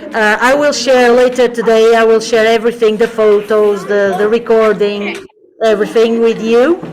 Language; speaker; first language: English; non-native, fluent; Portuguese